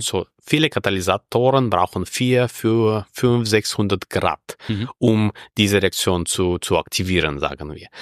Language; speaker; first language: German; non-native, fluent; Russian